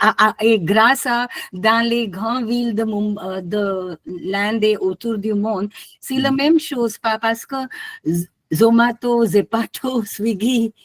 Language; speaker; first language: French; non-native, learner; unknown